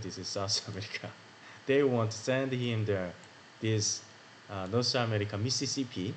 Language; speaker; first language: English; non-native, learner; Korean